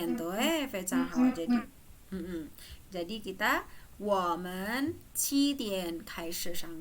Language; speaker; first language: Chinese; non-native, fluent; Indonesian